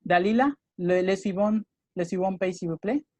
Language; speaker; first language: French; non-native, fluent; Spanish